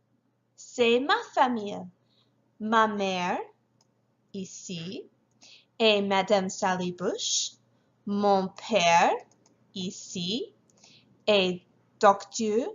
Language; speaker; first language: French; non-native, fluent; English